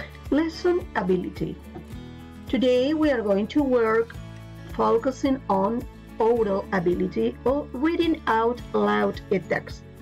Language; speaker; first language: English; non-native, fluent; Spanish